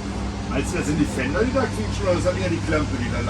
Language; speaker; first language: German; native; German